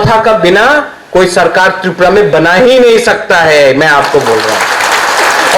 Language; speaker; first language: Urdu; non-native, local second language; Kok Borok